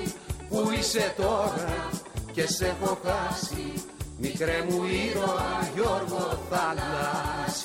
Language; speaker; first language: Greek; native; Greek